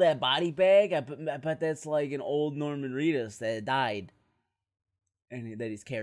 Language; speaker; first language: English; native; English